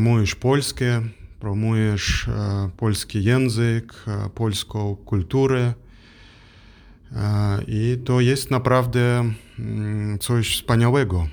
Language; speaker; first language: Polish; non-native, learner; German